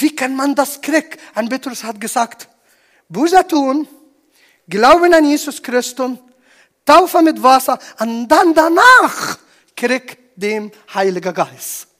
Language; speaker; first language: German; non-native, learner; Arabic